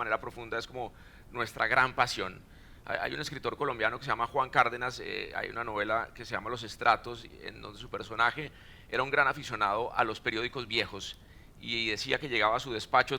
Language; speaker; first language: Spanish; native; Spanish